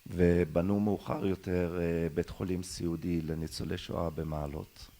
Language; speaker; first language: Hebrew; early bilingual, other home language; German